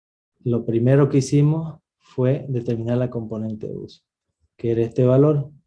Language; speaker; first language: Spanish; native; Spanish